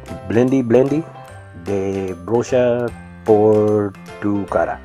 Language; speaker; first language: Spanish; non-native, learner; English